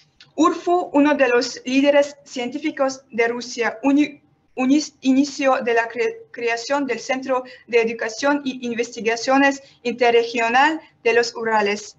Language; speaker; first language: Spanish; non-native, learner; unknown